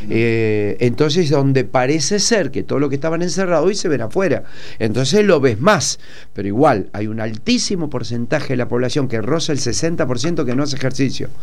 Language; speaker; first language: Spanish; native; Spanish